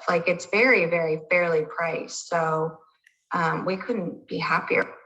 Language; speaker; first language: English; native; English